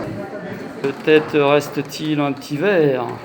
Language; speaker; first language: French; native; French